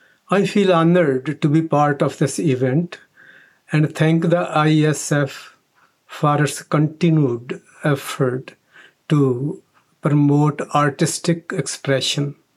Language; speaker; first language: English; non-native, local second language; Punjabi